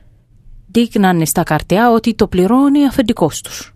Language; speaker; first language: Greek; non-native, fluent; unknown